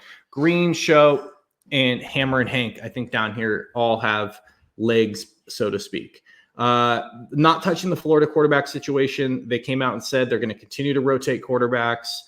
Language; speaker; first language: English; native; English